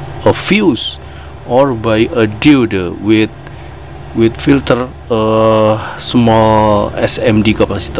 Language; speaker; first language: English; non-native, learner; Indonesian